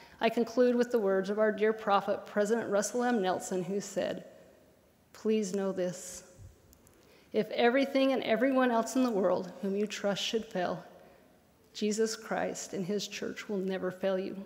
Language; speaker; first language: English; native; English